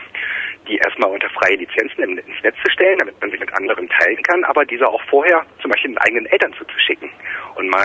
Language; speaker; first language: German; native; German